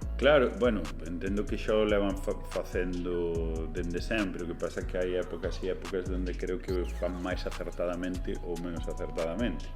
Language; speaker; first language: Galician; native; Galician